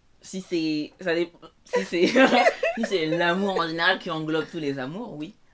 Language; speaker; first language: French; native; French